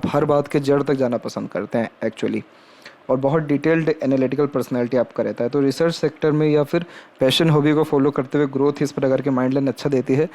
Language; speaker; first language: Hindi; native; Hindi